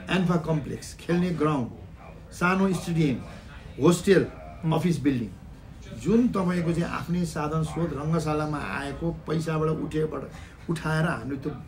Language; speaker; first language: Nepali; native; Nepali